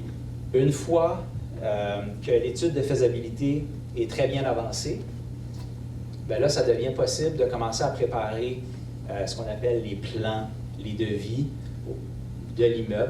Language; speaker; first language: French; native; French